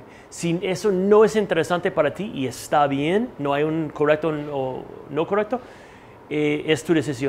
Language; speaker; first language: Spanish; non-native, fluent; English